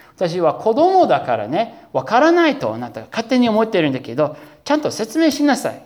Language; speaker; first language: Japanese; non-native, fluent; English